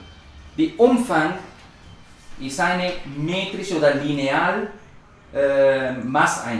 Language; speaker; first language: German; non-native, learner; Spanish